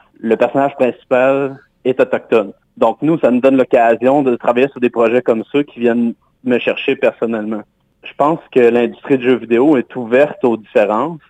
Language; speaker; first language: French; native; French